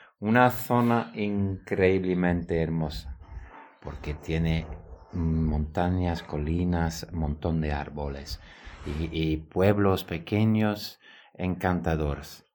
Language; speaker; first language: Spanish; non-native, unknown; English